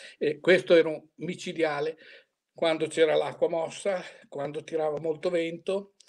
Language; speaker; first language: Italian; native; Italian